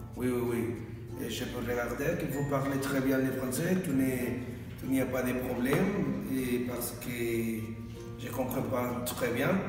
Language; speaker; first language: French; non-native, learner; Spanish